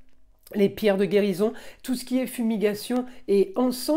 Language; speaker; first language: French; native; French